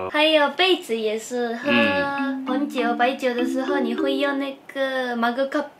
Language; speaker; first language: Chinese; non-native, learner; Japanese